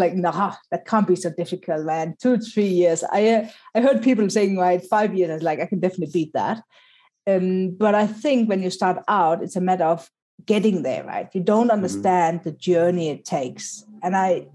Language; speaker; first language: English; non-native, local second language; Danish